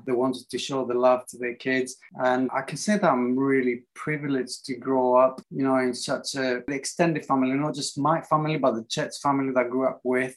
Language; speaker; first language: English; non-native, fluent; Greek